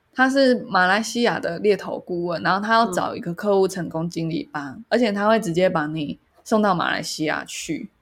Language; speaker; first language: Chinese; native; Chinese